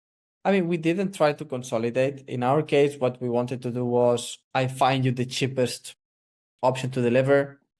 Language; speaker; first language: English; non-native, fluent; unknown